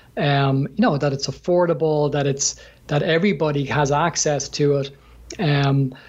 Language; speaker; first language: English; native; English